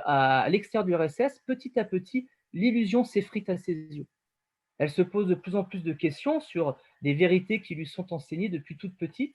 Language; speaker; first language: French; native; French